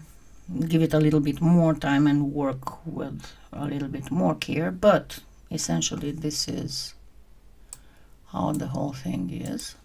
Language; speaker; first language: English; non-native, fluent; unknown